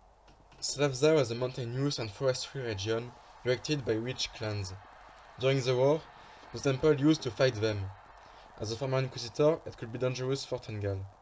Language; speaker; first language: English; non-native, fluent; French